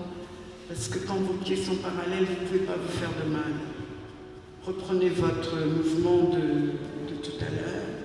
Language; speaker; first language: French; native; French